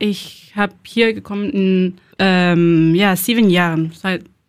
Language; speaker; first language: German; non-native, learner; Spanish